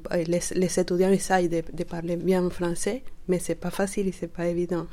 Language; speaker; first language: French; non-native, fluent; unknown